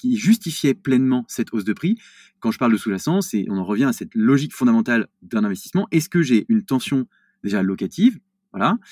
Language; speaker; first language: French; native; French